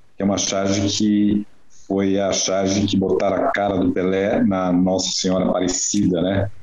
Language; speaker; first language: Portuguese; native; Portuguese